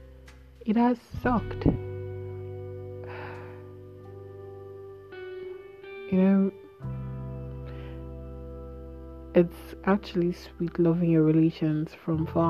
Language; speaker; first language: English; non-native, local second language; Igbo